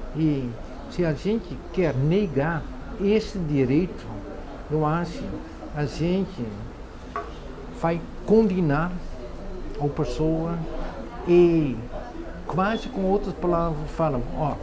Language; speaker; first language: Portuguese; non-native, fluent; Dutch